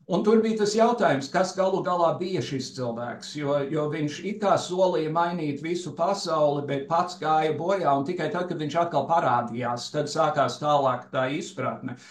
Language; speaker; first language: Latvian; early bilingual, heritage; Latvian